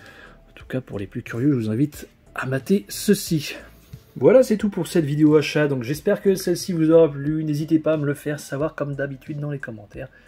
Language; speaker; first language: French; native; French